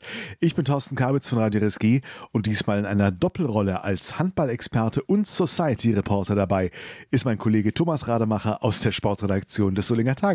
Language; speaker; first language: German; native; German